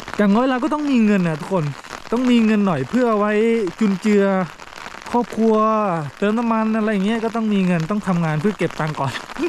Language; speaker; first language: Thai; native; Thai